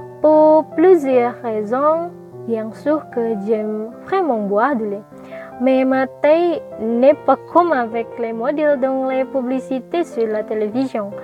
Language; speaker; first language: French; non-native, learner; Indonesian